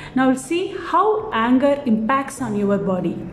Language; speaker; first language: English; non-native, local second language; Tamil